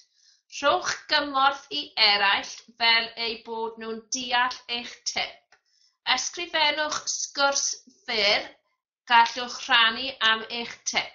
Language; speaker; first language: Welsh; non-native, fluent; English